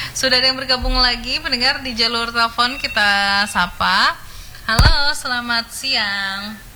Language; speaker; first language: Indonesian; native; Indonesian